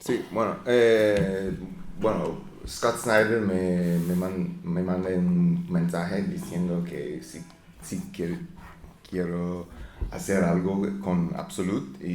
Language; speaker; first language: Spanish; non-native, learner; English